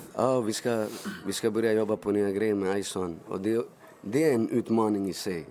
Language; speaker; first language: Swedish; early bilingual, other home language; Spanish